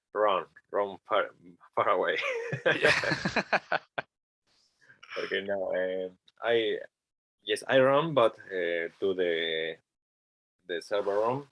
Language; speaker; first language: English; non-native, learner; Spanish